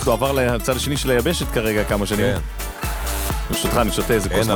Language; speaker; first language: Hebrew; native; Hebrew